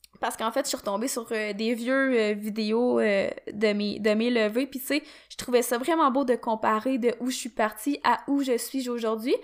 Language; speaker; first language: French; native; French